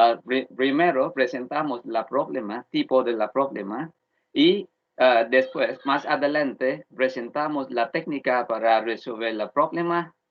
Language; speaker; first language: Spanish; non-native, learner; Vietnamese